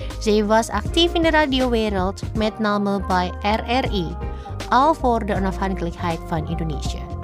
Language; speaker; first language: Dutch; non-native, fluent; Indonesian